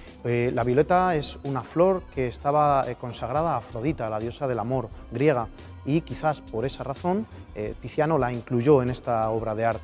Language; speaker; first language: Spanish; native; Spanish